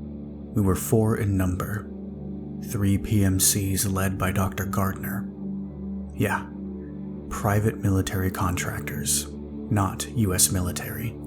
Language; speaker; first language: English; native; English